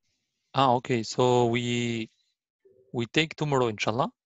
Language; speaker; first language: English; non-native, learner; Arabic